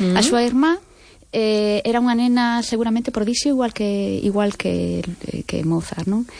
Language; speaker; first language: Galician; non-native, local second language; Spanish